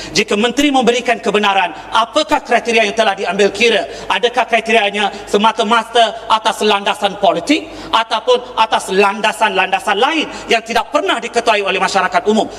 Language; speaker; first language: Malay; non-native, local second language; Tamil